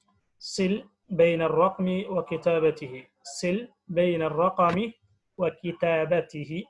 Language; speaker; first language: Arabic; non-native, fluent; Somali